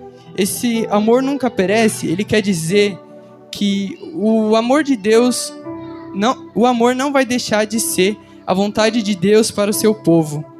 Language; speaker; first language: Portuguese; native; Portuguese